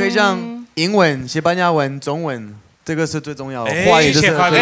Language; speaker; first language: Chinese; non-native, fluent; French